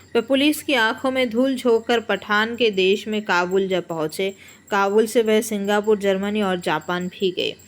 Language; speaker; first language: Hindi; non-native, local second language; Bangla